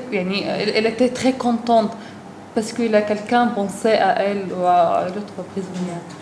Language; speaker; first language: French; non-native, learner; Arabic